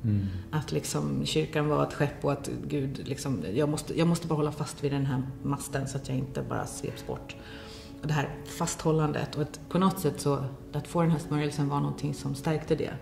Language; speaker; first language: Swedish; native; Swedish